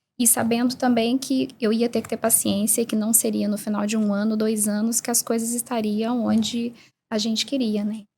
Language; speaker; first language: Portuguese; native; Portuguese